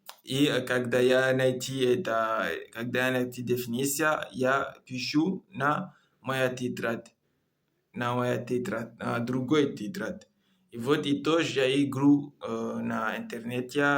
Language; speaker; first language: Russian; non-native, learner; Comorian